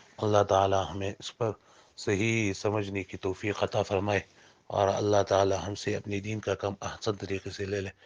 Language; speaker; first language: Urdu; non-native, local second language; Pashto